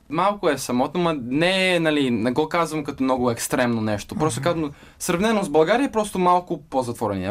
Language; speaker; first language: Bulgarian; early bilingual, heritage; Bulgarian